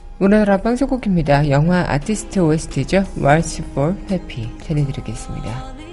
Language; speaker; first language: Korean; native; Korean